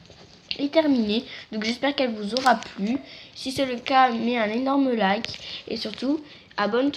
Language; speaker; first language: French; native; French